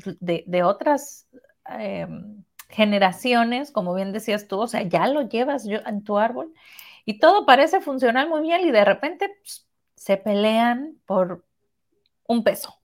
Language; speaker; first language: Spanish; native; Spanish